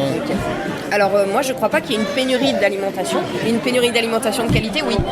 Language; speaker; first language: French; native; French